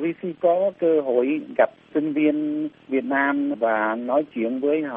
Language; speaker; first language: Vietnamese; early bilingual, heritage; Vietnamese